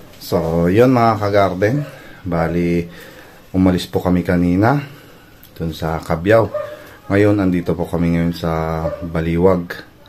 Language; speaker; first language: Filipino; non-native, local second language; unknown